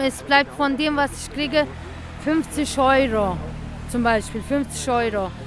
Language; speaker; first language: German; non-native, learner; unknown